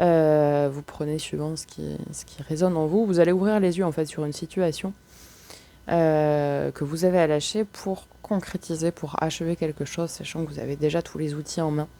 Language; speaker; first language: French; native; French